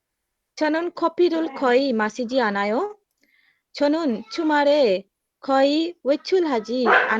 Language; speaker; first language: Korean; non-native, learner; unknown